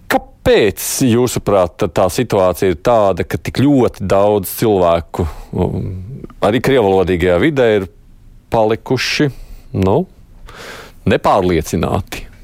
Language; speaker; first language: Latvian; native; Latvian